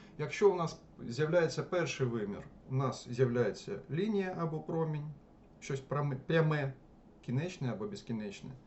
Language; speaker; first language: Ukrainian; non-native, local second language; Russian